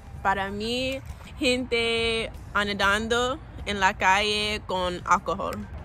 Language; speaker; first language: Spanish; non-native, learner; English